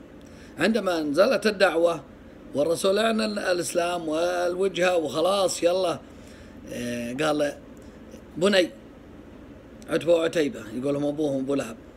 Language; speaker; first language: Arabic; native; Arabic